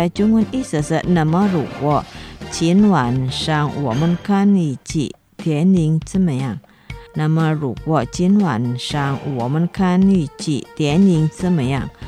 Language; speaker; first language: Chinese; non-native, learner; Indonesian